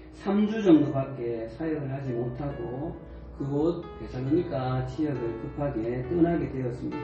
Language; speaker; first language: Korean; native; Korean